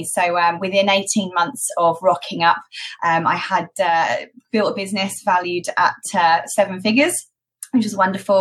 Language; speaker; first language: English; native; English